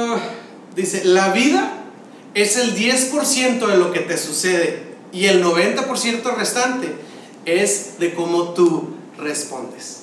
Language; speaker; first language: Spanish; native; Spanish